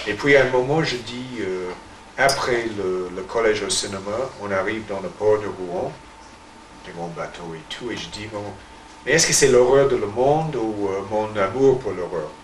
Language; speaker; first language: French; non-native, fluent; English